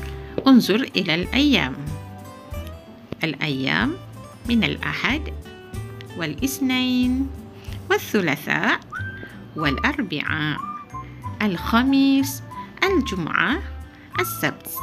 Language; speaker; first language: Arabic; non-native, fluent; Malay